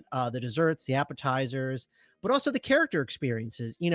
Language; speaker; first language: English; native; English